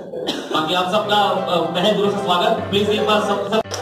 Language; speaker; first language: Hindi; native; Hindi